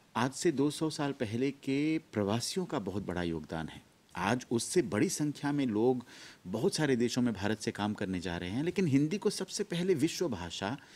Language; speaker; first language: Hindi; early bilingual, heritage; Hindi